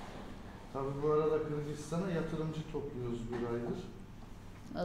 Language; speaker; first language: Turkish; native; Turkish